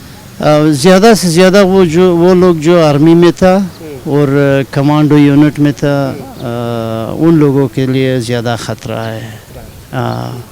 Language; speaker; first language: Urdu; non-native, learner; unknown